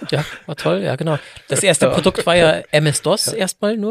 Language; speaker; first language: German; native; German